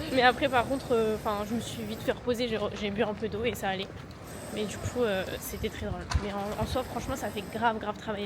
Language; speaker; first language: French; native; French